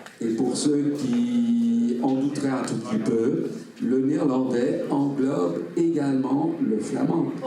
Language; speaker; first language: French; non-native, fluent; Dutch